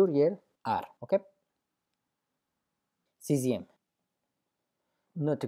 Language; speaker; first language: French; non-native, fluent; Spanish